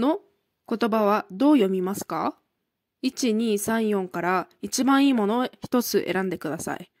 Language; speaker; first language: Japanese; non-native, fluent; Kyrgyz